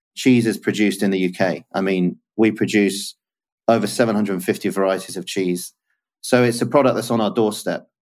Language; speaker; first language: English; native; English